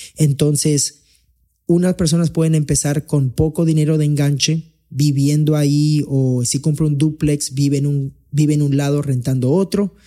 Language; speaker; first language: Spanish; early bilingual, heritage; Spanish